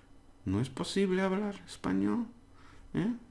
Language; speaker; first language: Spanish; non-native, learner; English